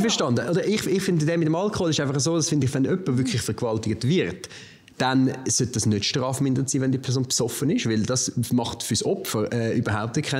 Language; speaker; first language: German; native; German